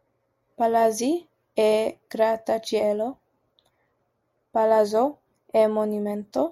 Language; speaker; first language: Italian; non-native, learner; English